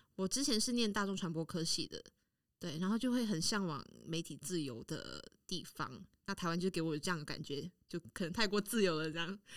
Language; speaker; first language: Chinese; native; Chinese